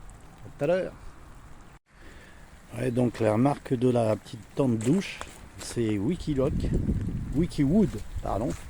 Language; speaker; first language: French; native; French